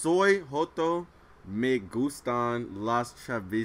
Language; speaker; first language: Spanish; non-native, learner; English